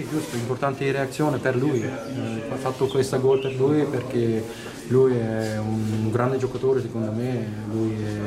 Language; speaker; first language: Italian; non-native, learner; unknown